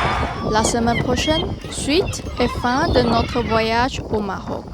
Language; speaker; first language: French; non-native, learner; Chinese